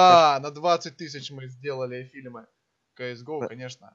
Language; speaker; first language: Russian; native; Russian